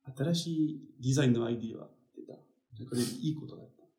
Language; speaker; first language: Japanese; non-native, learner; French